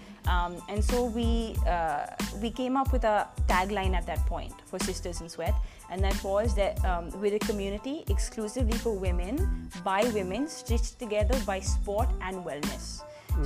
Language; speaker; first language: English; non-native, local second language; Punjabi